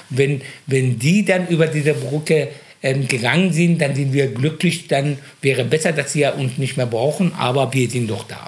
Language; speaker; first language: German; non-native, fluent; Persian